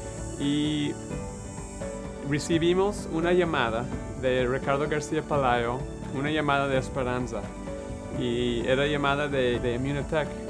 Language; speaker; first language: Spanish; non-native, learner; English